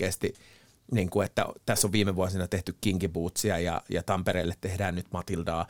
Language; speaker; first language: Finnish; native; Finnish